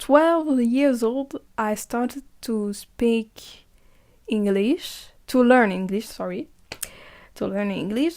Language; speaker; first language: English; non-native, learner; French